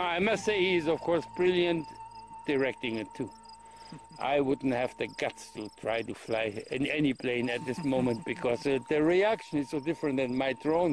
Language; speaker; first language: English; non-native, fluent; German